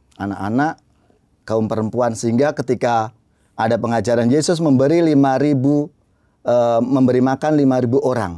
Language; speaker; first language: Indonesian; native; Indonesian